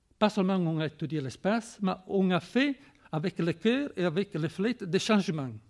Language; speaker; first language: French; non-native, fluent; Italian